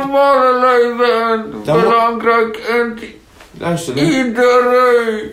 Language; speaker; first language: Dutch; non-native, learner; Polish